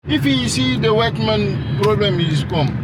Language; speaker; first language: English; non-native, learner; Mandingo